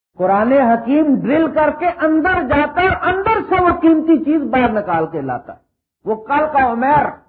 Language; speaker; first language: Urdu; native; Urdu